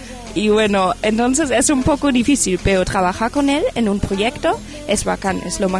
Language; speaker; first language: Spanish; non-native, fluent; German